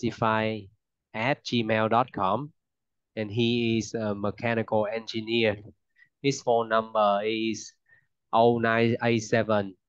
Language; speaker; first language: English; non-native, fluent; Vietnamese